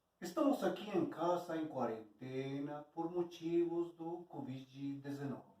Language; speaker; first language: Portuguese; non-native, fluent; Spanish